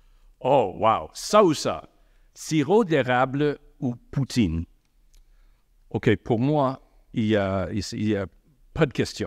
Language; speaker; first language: French; non-native, local second language; English